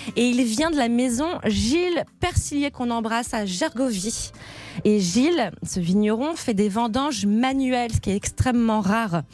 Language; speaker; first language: French; native; French